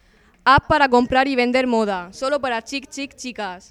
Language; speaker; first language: Spanish; native; Spanish